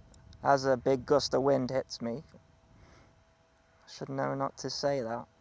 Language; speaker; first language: English; native; English